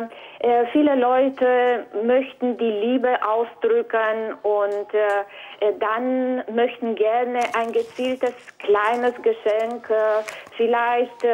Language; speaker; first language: German; non-native, fluent; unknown